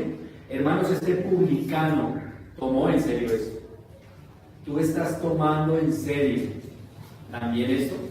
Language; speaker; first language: Spanish; native; Spanish